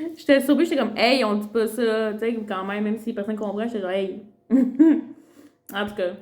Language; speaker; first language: French; early bilingual, other home language; Spanish